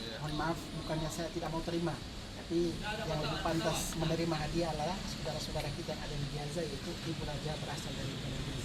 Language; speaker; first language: Indonesian; native; Indonesian